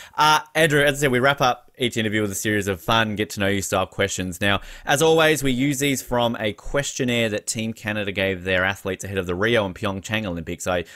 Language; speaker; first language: English; native; English